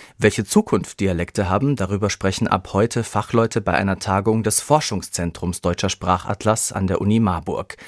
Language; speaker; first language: German; native; German